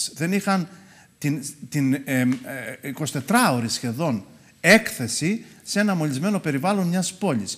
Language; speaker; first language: Greek; native; Greek